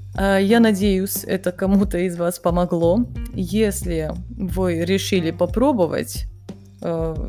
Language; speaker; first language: Russian; non-native, fluent; Serbian